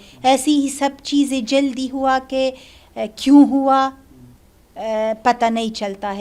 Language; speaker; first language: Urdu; non-native, learner; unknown